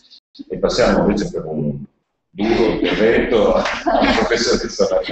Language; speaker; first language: Italian; native; Italian